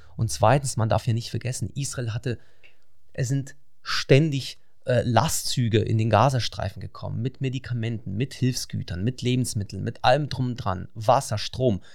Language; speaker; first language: German; non-native, fluent; Russian